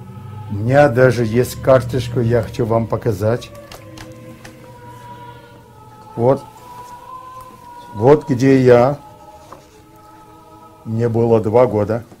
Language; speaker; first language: Russian; early bilingual, heritage; Russian